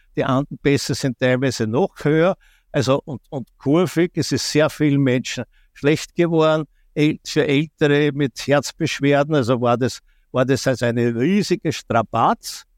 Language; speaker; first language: German; native; German